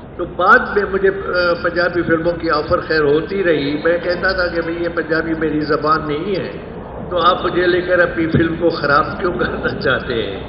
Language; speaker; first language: Urdu; non-native, local second language; Sindhi